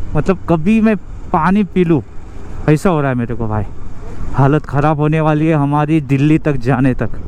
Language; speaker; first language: Hindi; non-native, local second language; Marathi